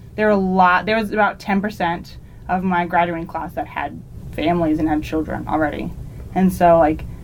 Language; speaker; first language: English; native; English